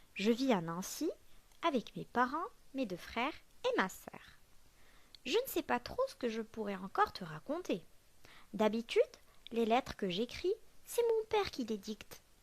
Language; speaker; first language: French; non-native, local second language; Arabic